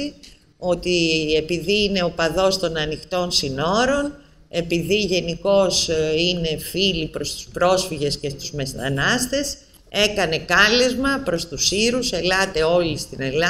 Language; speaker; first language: Greek; native; Greek